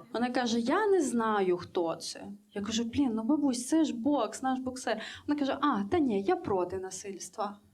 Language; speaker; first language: Ukrainian; native; Ukrainian